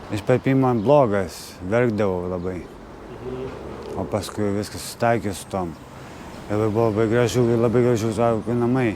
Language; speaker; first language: Lithuanian; native; Lithuanian